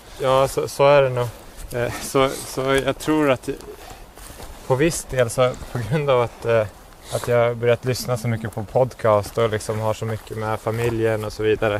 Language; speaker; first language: Swedish; native; Swedish